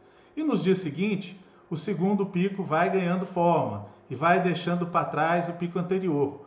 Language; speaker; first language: Portuguese; native; Portuguese